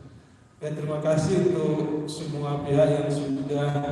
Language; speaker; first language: Indonesian; native; Indonesian